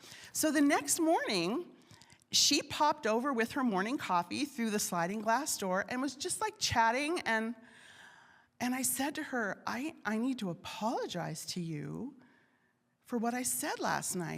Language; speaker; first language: English; native; English